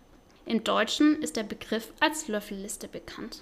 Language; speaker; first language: German; native; German